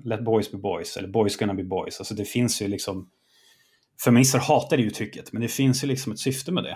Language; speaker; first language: Swedish; native; Swedish